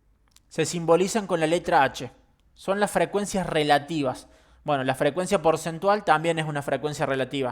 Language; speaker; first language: Spanish; native; Spanish